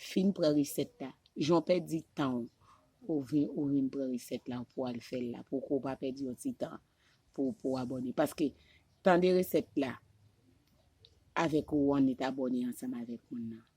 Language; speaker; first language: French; non-native, local second language; Haitian Creole